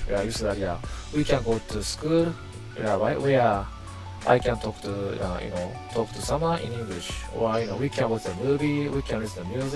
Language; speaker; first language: English; non-native, learner; Japanese